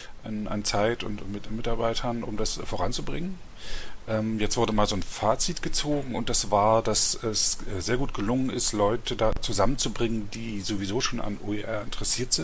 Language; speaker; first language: German; native; German